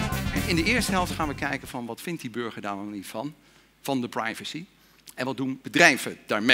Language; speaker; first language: Dutch; native; Dutch